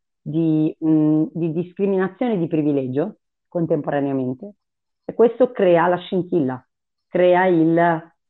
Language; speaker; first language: Italian; early bilingual, other home language; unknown